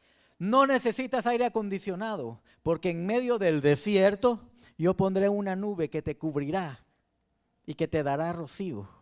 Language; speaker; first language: Spanish; native; Spanish